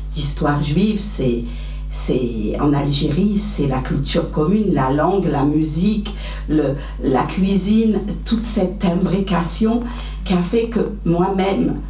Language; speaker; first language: French; early bilingual, other home language; Arabic